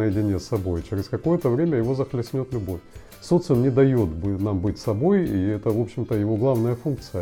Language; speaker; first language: Russian; native; Russian